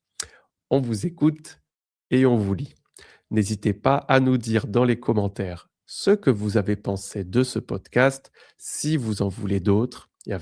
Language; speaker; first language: French; native; French